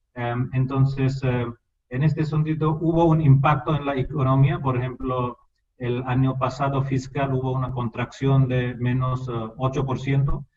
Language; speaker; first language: Spanish; non-native, fluent; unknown